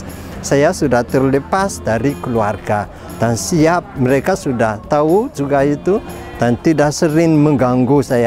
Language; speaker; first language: Indonesian; non-native, fluent; Malagasy